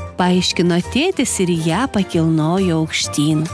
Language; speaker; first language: Lithuanian; native; Lithuanian